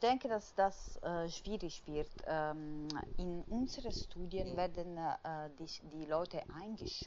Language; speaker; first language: German; non-native, fluent; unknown